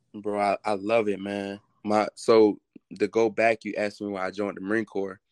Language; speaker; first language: English; native; English